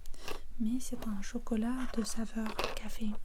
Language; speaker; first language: French; non-native, fluent; English